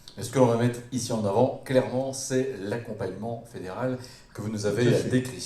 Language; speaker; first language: French; native; French